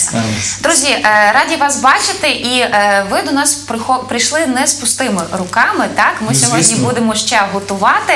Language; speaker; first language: Ukrainian; native; Ukrainian